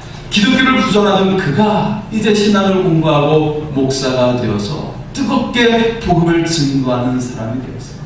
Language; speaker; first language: Korean; native; Korean